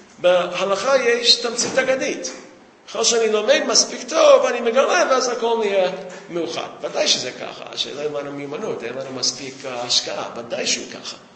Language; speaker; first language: Hebrew; non-native, fluent; English